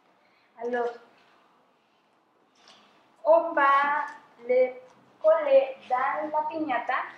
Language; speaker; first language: French; non-native, fluent; Spanish